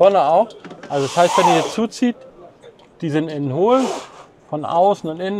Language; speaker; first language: German; native; German